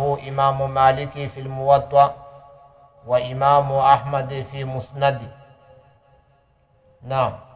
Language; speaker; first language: Arabic; non-native, fluent; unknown